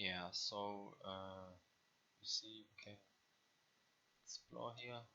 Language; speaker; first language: English; non-native, learner; German